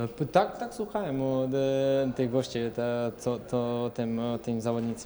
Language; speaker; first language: Polish; non-native, learner; Serbian